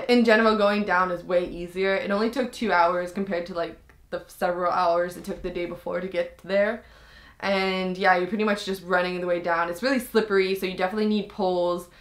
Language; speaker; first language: English; native; English